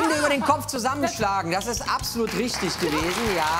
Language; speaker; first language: German; native; German